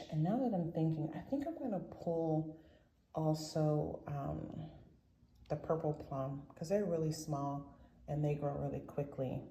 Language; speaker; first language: English; native; English